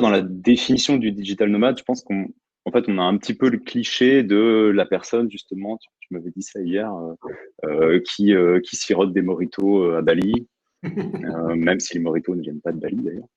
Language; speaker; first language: French; native; French